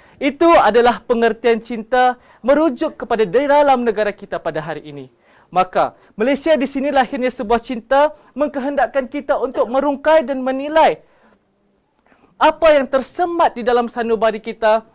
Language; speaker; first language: Malay; native; Malay